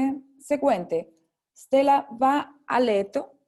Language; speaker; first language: Italian; non-native, fluent; Spanish